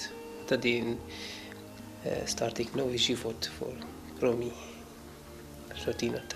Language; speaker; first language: Czech; non-native, learner; Arabic